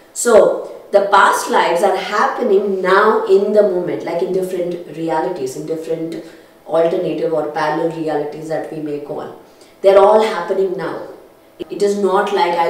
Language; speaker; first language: English; non-native, local second language; Telugu